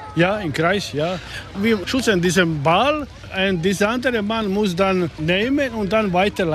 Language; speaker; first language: German; non-native, learner; Croatian